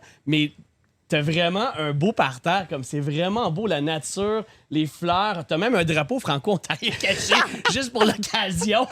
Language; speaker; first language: French; native; French